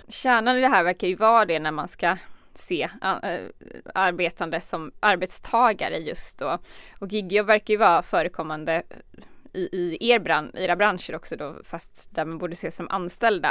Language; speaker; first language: Swedish; native; Swedish